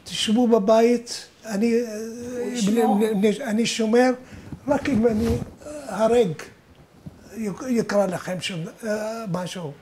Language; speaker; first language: Hebrew; non-native, fluent; Arabic